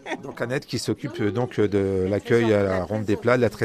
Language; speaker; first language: French; native; French